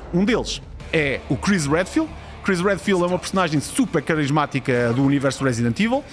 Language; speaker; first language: Portuguese; native; Portuguese